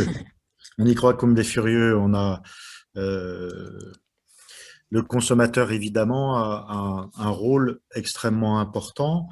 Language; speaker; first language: French; native; French